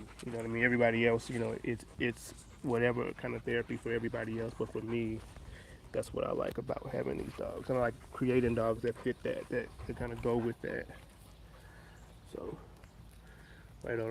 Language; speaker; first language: English; native; English